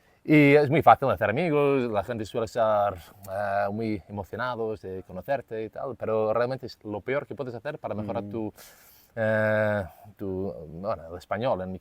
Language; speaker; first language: Spanish; non-native, fluent; English